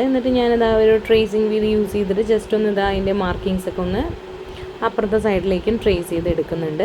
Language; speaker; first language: Malayalam; native; Malayalam